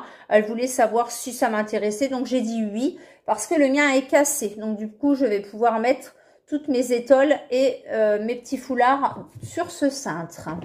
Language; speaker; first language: French; native; French